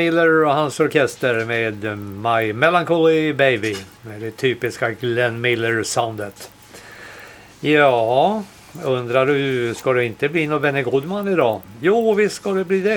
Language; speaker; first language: Swedish; native; Swedish